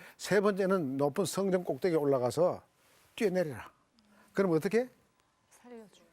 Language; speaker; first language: Korean; native; Korean